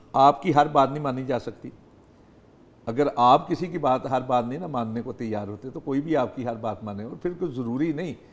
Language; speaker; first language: Urdu; non-native, local second language; Punjabi